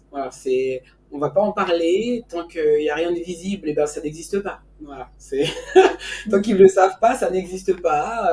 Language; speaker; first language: French; native; French